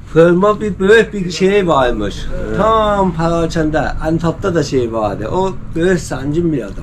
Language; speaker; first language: Turkish; non-native, learner; Azerbaijani